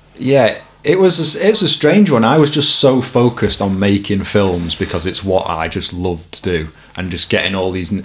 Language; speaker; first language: English; native; English